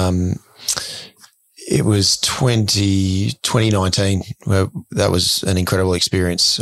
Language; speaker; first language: English; native; English